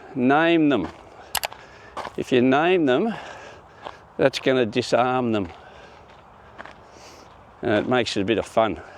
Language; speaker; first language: English; native; English